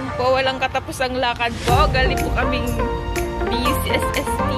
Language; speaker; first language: Filipino; non-native, local second language; Bikol